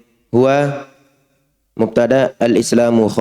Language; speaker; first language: Arabic; non-native, learner; Indonesian